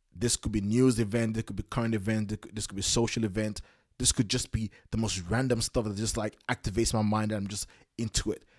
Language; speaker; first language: English; non-native, local second language; Yoruba